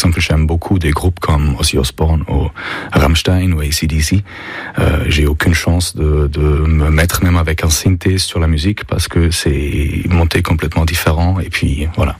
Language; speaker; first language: French; non-native, fluent; German